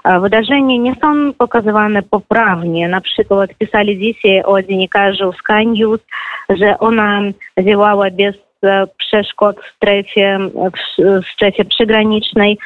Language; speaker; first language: Polish; non-native, fluent; Belarusian